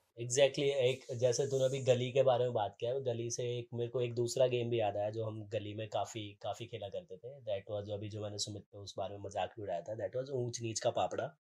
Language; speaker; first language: Hindi; native; Hindi